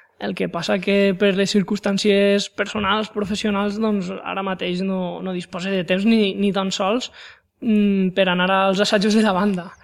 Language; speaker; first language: Catalan; native; Catalan